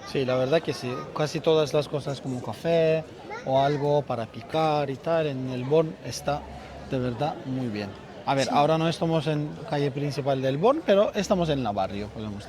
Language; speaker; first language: Spanish; non-native, learner; Turkish